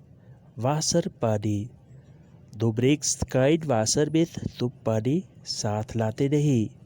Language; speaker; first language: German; non-native, learner; Urdu